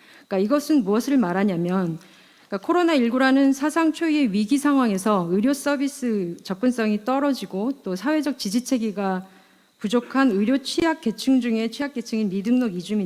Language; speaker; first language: Korean; native; Korean